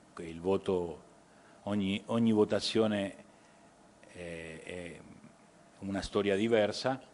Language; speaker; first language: Italian; early bilingual, heritage; Spanish